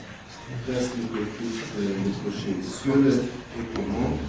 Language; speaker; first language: French; non-native, learner; German